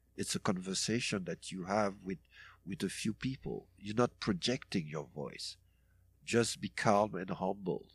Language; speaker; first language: English; non-native, fluent; French